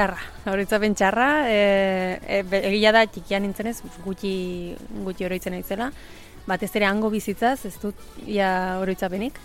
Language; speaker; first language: Basque; early bilingual, other home language; Spanish